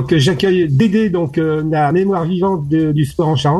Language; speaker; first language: French; native; French